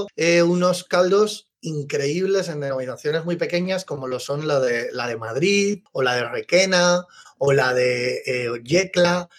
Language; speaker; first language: Spanish; native; Spanish